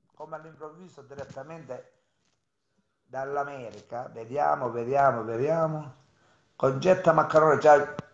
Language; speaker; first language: Italian; native; Italian